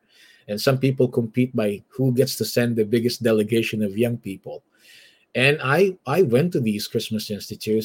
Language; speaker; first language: English; non-native, local second language; Filipino